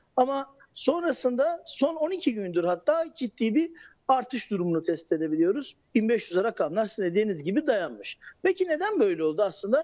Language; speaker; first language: Turkish; native; Turkish